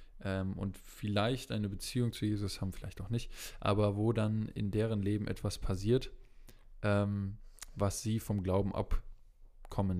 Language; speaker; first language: German; native; German